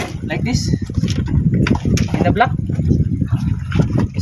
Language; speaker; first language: English; non-native, learner; Filipino